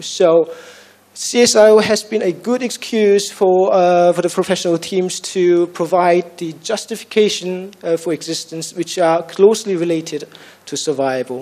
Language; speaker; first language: English; non-native, fluent; Korean